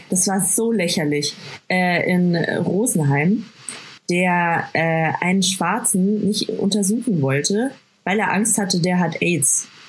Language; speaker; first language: German; native; German